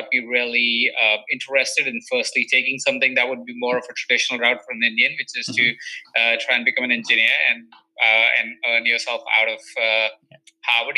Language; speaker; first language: English; non-native, local second language; Hindi